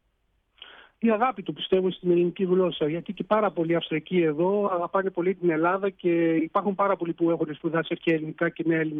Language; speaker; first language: Greek; early bilingual, heritage; Greek